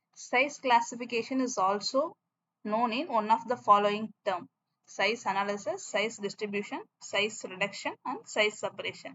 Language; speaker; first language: English; non-native, local second language; Tamil